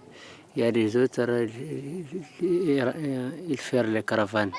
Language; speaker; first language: French; non-native, learner; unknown